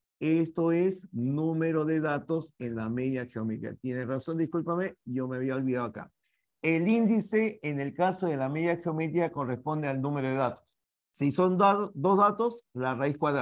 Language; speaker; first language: Spanish; native; Spanish